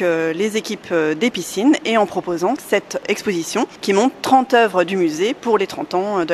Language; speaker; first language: French; native; French